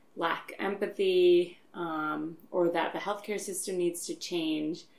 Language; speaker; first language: English; native; English